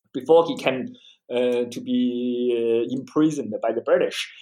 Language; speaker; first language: English; non-native, fluent; Chinese